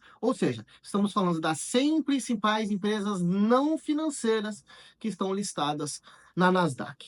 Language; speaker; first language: Portuguese; native; Portuguese